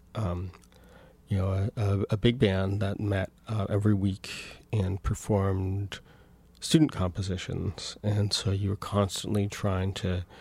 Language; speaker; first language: English; native; English